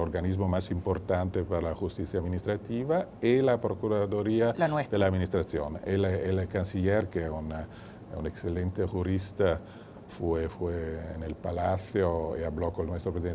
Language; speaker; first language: Spanish; non-native, fluent; Italian